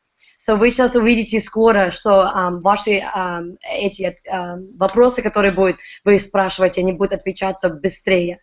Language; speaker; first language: Russian; early bilingual, heritage; Russian